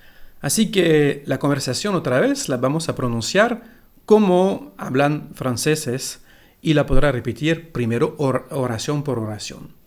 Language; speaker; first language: Spanish; non-native, fluent; French